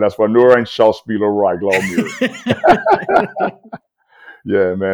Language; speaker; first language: German; non-native, learner; English